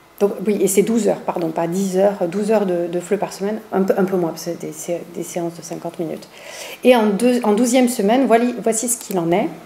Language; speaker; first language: French; native; French